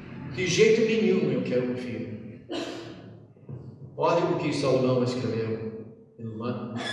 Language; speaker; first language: Portuguese; non-native, fluent; English